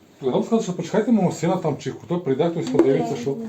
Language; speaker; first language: Ukrainian; native; Ukrainian